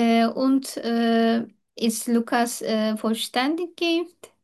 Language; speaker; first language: German; non-native, learner; Turkish